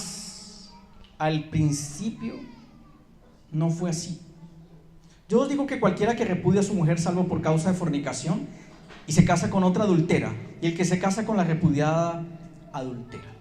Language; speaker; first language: Spanish; native; Spanish